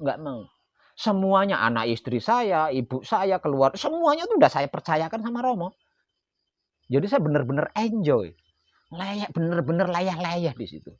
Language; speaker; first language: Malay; non-native, local second language; Javanese